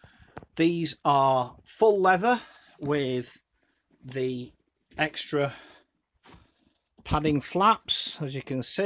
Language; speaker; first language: English; native; English